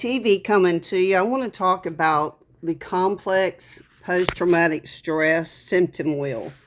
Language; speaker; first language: English; native; English